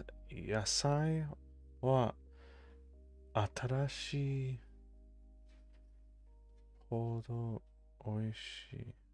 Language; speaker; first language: Japanese; non-native, learner; English